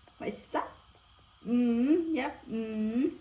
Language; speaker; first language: Korean; non-native, learner; Turkish